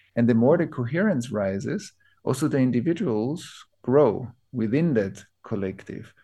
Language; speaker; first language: English; non-native, fluent; German